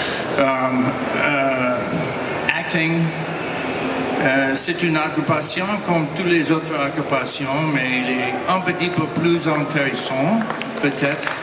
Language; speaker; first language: French; non-native, learner; English